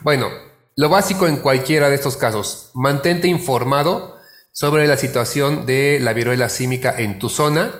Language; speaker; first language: Spanish; native; Spanish